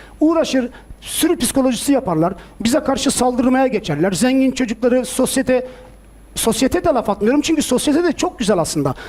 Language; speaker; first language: Turkish; early bilingual, heritage; Turkish